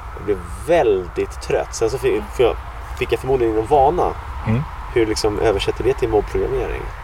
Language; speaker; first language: Swedish; native; Swedish